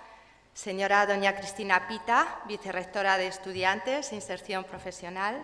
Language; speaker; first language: Spanish; native; Spanish